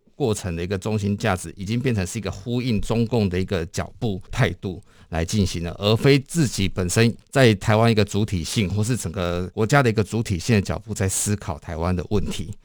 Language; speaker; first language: Chinese; native; Chinese